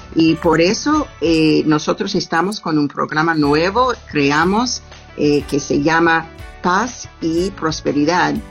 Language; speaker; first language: Spanish; non-native, learner; English